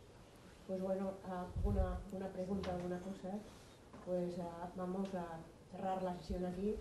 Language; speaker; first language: Spanish; native; Spanish